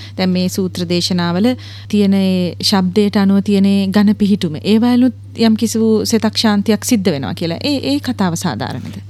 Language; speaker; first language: Sinhala; native; Sinhala